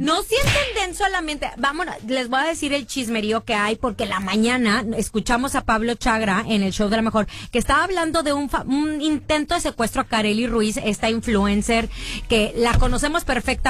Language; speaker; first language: Spanish; native; Spanish